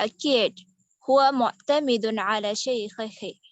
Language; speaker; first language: Arabic; non-native, learner; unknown